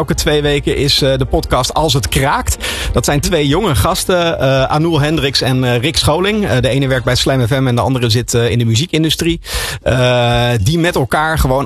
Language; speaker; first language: Dutch; native; Dutch